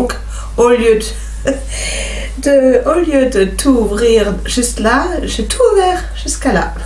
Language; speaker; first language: French; native; French